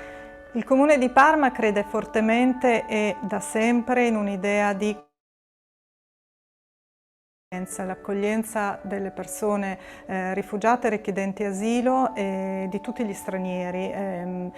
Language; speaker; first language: Italian; native; Italian